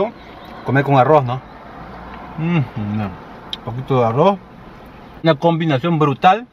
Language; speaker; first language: Spanish; native; Spanish